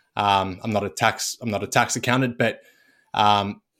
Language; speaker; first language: English; native; English